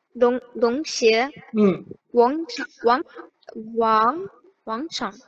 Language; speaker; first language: Chinese; non-native, learner; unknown